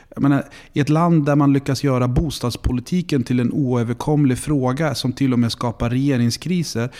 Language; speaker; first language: Swedish; native; Swedish